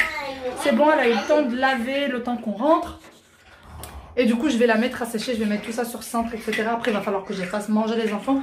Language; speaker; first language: French; native; French